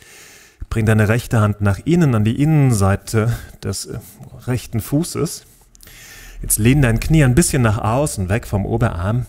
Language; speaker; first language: German; native; German